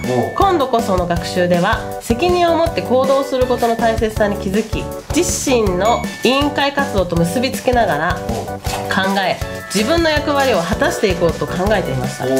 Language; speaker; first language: Japanese; native; Japanese